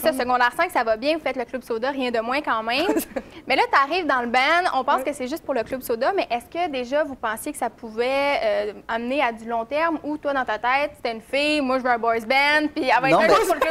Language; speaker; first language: French; native; French